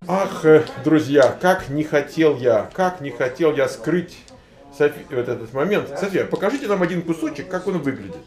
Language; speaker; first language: Russian; native; Russian